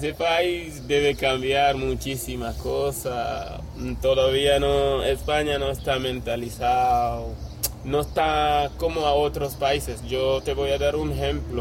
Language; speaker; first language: Spanish; non-native, fluent; Wolof